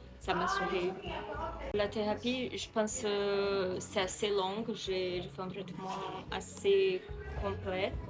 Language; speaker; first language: French; non-native, fluent; Portuguese